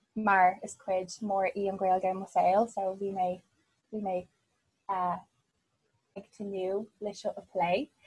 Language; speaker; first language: Irish; non-native, local second language; English